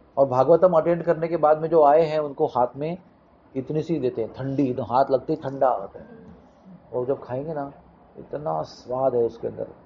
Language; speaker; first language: Hindi; non-native, local second language; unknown